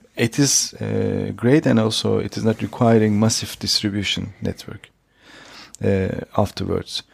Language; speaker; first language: English; non-native, fluent; Turkish